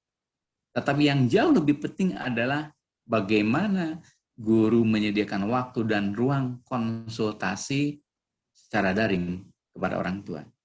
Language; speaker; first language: Indonesian; native; Indonesian